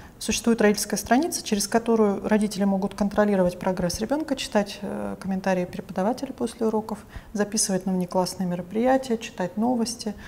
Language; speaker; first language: Russian; native; Russian